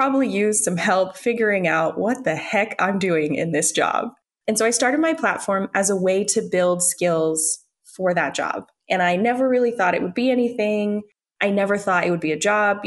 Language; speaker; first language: English; native; English